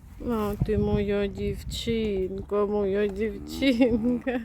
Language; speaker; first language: Polish; non-native, learner; Ukrainian